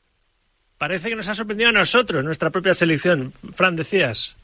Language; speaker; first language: Spanish; native; Spanish